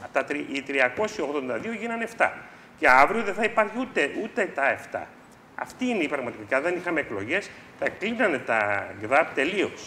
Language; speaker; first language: Greek; native; Greek